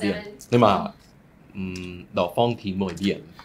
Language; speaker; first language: Vietnamese; non-native, fluent; English